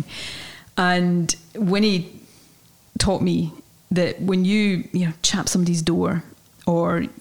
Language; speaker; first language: English; native; English